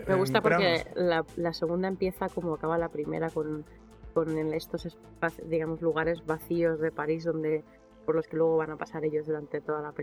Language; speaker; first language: Spanish; native; Spanish